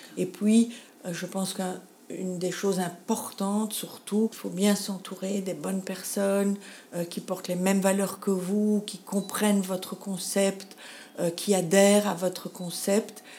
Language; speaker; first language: French; native; French